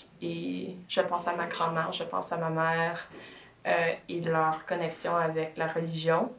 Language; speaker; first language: French; non-native, local second language; English